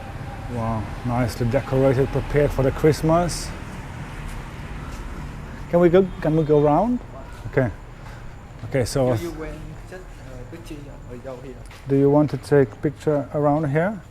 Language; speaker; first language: English; non-native, fluent; Lithuanian